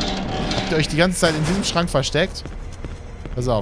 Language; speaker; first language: German; native; German